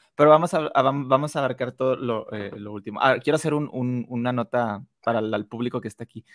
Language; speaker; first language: Spanish; native; Spanish